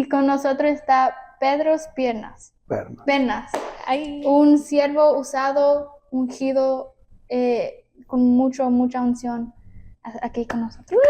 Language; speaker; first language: Spanish; early bilingual, heritage; Spanish